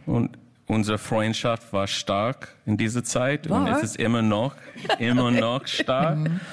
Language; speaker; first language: German; non-native, fluent; English